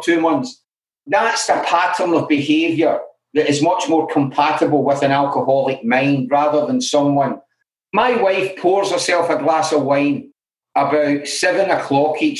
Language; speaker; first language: English; native; English